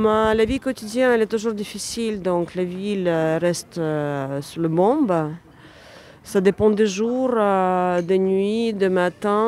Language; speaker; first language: French; non-native, fluent; Ukrainian